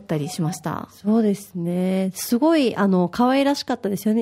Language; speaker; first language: Japanese; native; Japanese